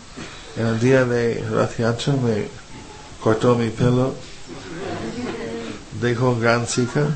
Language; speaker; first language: Spanish; non-native, fluent; English